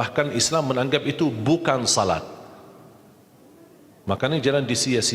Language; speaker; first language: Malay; non-native, fluent; Arabic